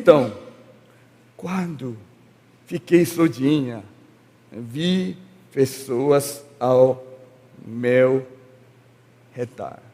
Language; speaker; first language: Portuguese; non-native, learner; Korean